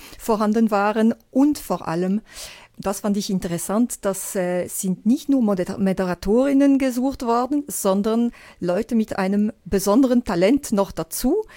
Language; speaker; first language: German; non-native, local second language; French